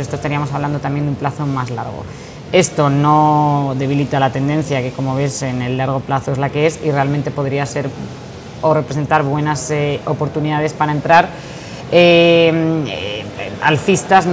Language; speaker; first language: Spanish; native; Spanish